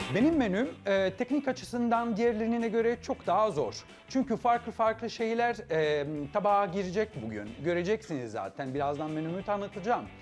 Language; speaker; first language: Turkish; non-native, fluent; Italian